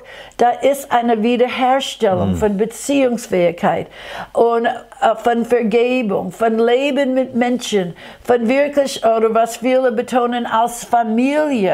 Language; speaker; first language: German; non-native, fluent; English